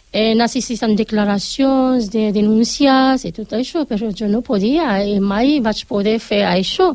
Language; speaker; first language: Catalan; non-native, fluent; Arabic